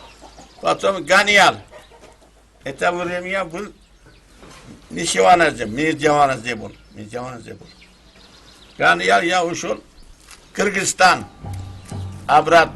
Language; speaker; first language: Russian; non-native, local second language; Turkish